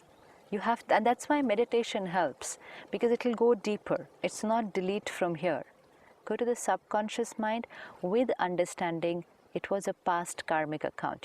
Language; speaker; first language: English; non-native, local second language; Hindi